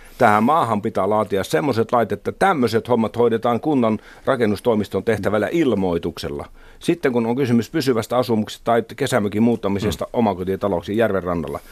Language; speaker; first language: Finnish; native; Finnish